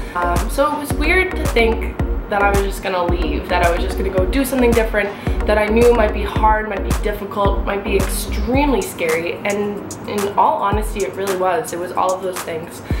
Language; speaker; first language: English; native; English